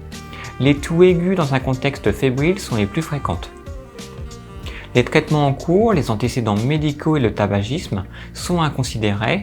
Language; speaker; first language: French; native; French